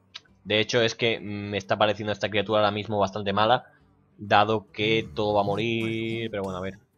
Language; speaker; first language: Spanish; native; Spanish